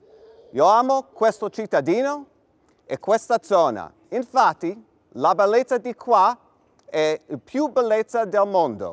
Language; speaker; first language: Italian; non-native, learner; English